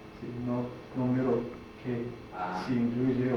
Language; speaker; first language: Spanish; non-native, learner; English